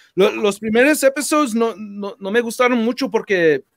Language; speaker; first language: Spanish; non-native, learner; English